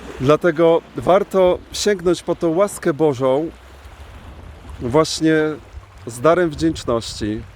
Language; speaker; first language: Polish; native; Polish